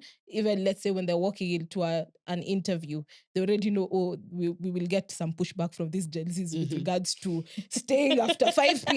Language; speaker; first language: English; non-native, local second language; Swahili